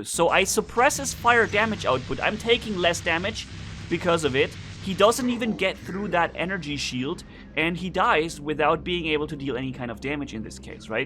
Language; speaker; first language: English; non-native, fluent; German